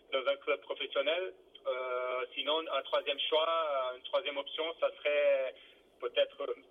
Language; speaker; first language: French; non-native, fluent; Portuguese